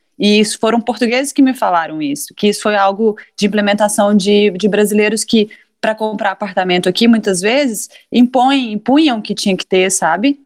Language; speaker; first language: Portuguese; native; Portuguese